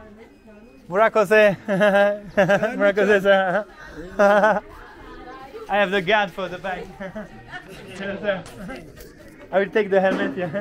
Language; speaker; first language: English; non-native, fluent; French